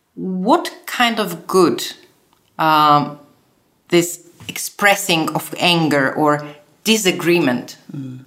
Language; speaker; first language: English; non-native, fluent; Slovak